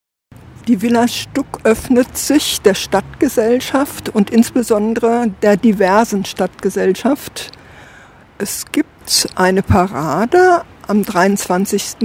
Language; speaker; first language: German; native; German